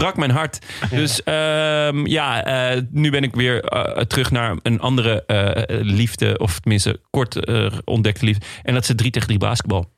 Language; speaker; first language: Dutch; native; Dutch